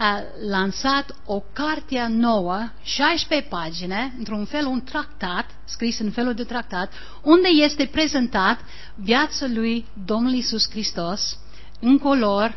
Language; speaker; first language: Romanian; non-native, learner; English